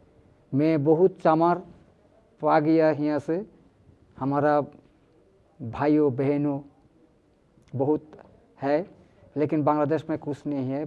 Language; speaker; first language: Hindi; non-native, learner; Bangla